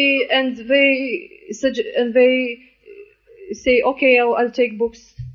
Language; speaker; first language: English; non-native, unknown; Lithuanian